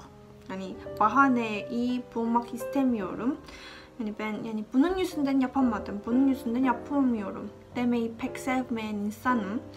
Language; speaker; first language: Turkish; non-native, fluent; Korean